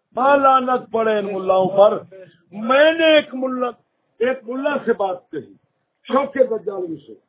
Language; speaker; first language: Urdu; native; Urdu